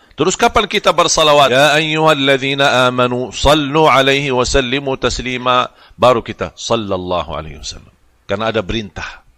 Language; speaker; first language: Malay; non-native, fluent; Arabic